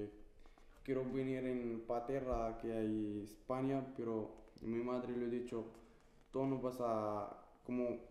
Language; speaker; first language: Spanish; non-native, learner; Arabic